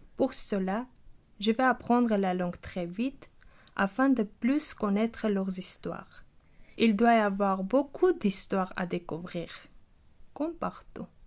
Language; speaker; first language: French; non-native, learner; Armenian